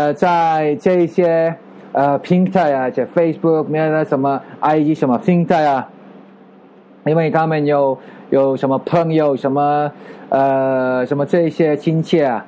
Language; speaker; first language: Chinese; non-native, fluent; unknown